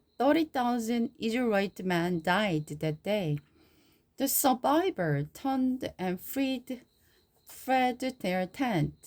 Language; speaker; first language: English; non-native, learner; Korean